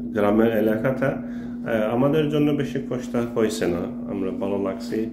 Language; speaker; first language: Bangla; non-native, learner; Turkish